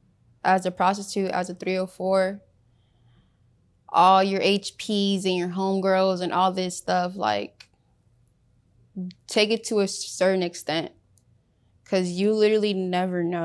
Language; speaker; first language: English; early bilingual, other home language; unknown